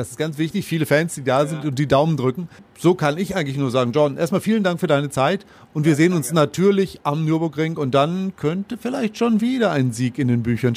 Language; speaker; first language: German; native; German